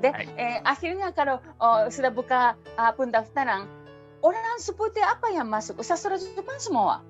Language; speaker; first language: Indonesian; non-native, fluent; Japanese